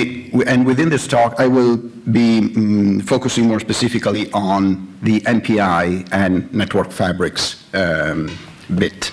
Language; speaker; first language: English; non-native, fluent; Italian